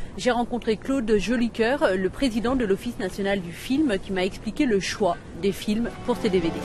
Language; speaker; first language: French; native; French